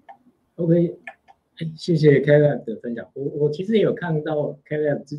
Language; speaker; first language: Chinese; native; Chinese